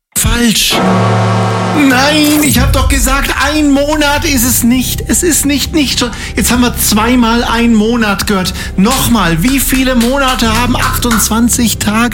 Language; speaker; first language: German; native; German